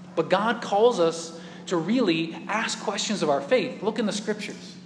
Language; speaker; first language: English; native; English